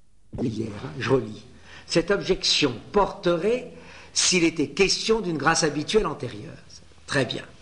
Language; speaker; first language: French; native; French